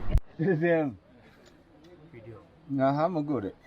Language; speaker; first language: English; non-native, learner; Tibetan